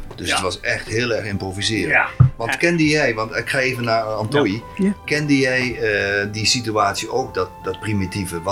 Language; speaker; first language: Dutch; native; Dutch